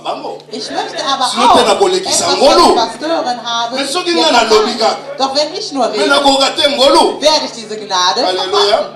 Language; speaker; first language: German; non-native, fluent; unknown